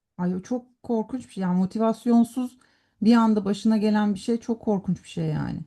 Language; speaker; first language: Turkish; native; Turkish